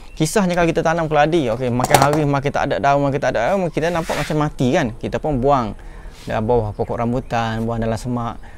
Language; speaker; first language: Malay; native; Malay